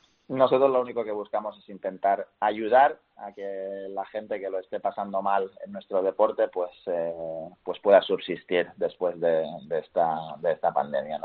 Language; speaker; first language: Spanish; native; Spanish